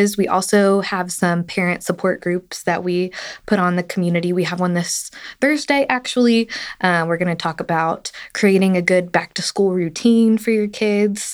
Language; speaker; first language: English; native; English